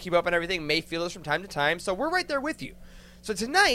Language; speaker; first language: English; native; English